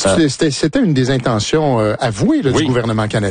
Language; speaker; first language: French; native; French